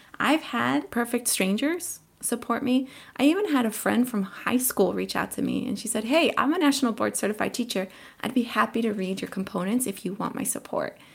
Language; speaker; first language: English; early bilingual, other home language; Spanish